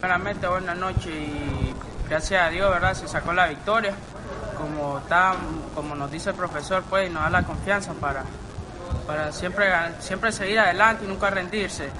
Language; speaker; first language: Spanish; native; Spanish